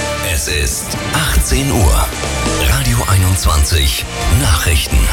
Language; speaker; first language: German; native; German